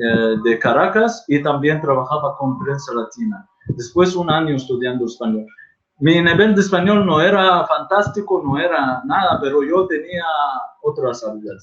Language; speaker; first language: Spanish; non-native, fluent; Arabic